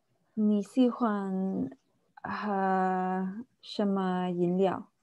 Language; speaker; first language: Chinese; non-native, learner; English